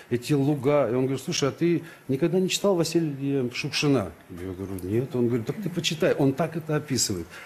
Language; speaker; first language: Russian; native; Russian